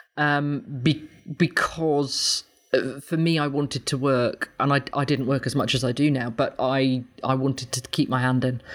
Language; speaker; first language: English; native; English